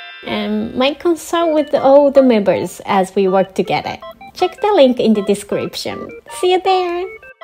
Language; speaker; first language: English; non-native, fluent; Japanese